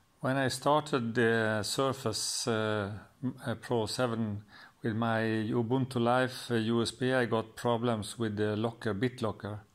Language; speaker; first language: English; non-native, fluent; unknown